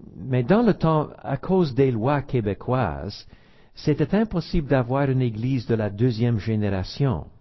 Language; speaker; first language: French; non-native, local second language; English